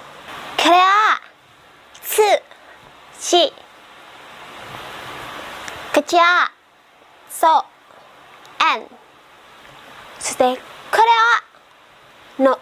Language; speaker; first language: Japanese; non-native, learner; Indonesian